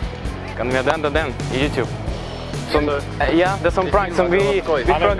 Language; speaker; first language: Swedish; non-native, learner; Russian